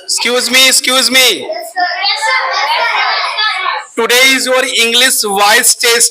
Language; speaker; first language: English; non-native, local second language; Hindi